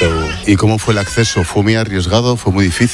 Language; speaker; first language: Spanish; native; Spanish